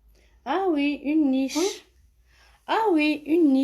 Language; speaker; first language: French; non-native, fluent; Armenian